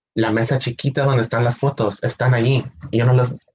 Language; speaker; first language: Spanish; early bilingual, other home language; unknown